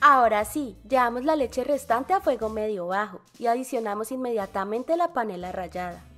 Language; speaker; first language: Spanish; native; Spanish